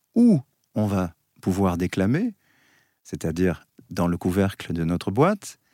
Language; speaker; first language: French; native; French